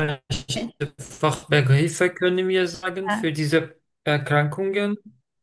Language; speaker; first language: German; non-native, learner; Turkish